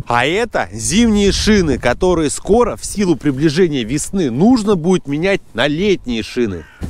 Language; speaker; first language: Russian; native; Russian